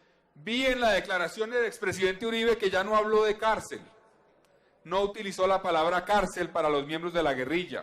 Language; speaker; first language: Spanish; native; Spanish